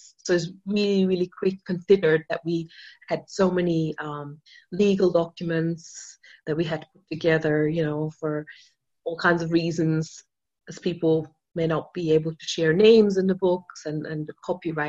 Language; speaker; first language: English; non-native, fluent; German